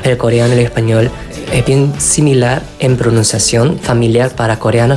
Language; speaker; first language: Spanish; non-native, fluent; Korean